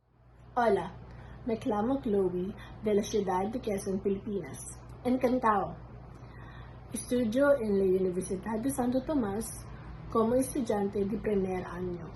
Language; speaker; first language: Spanish; non-native, learner; Filipino